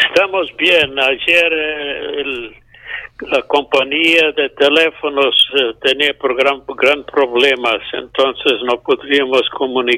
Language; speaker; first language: Spanish; non-native, fluent; English